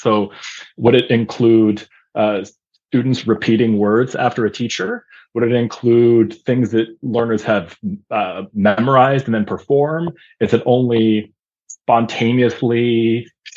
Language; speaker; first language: English; non-native, fluent; German